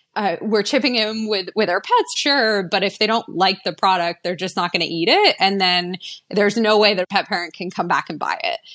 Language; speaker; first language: English; native; English